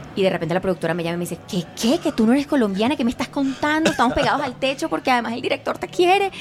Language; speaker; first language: Spanish; native; Spanish